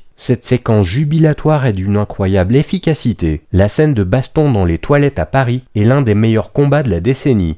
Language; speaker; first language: French; native; French